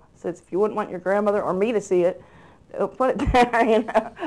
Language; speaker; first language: English; native; English